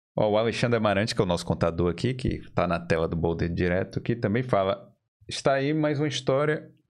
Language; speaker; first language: Portuguese; native; Portuguese